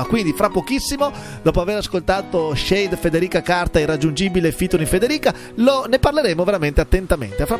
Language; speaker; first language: Italian; native; Italian